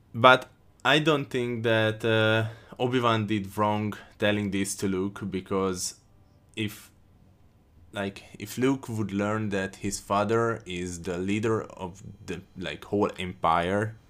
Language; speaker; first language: English; non-native, fluent; Hungarian